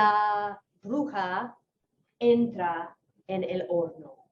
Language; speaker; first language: Spanish; non-native, fluent; English